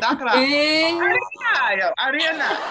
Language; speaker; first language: Japanese; non-native, learner; English